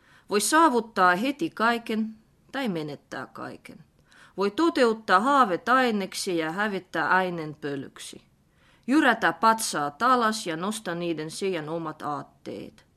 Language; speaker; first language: Finnish; non-native, fluent; Russian